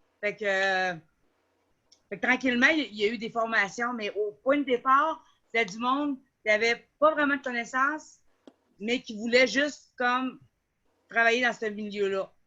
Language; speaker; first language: French; native; French